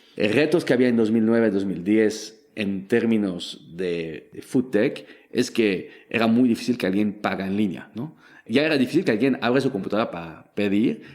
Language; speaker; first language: Spanish; non-native, fluent; French